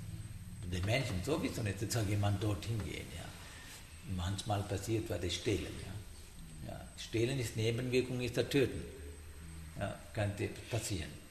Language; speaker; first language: German; non-native, learner; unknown